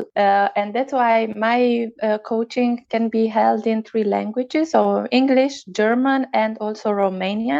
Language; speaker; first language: English; non-native, fluent; Romanian